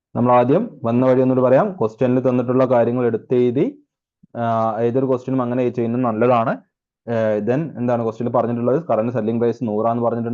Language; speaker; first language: Malayalam; native; Malayalam